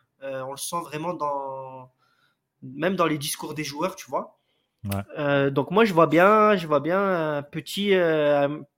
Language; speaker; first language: French; native; French